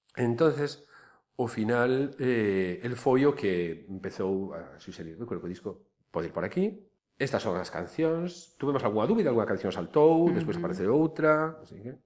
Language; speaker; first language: Galician; native; Galician